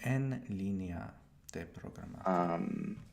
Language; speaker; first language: Spanish; non-native, learner; English